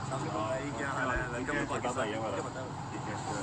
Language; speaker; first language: Hindi; non-native, local second language; Punjabi